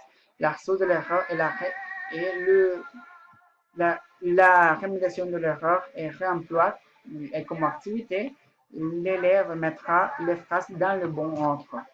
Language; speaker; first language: French; non-native, learner; Spanish